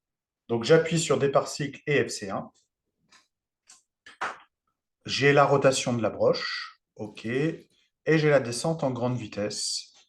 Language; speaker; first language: French; native; French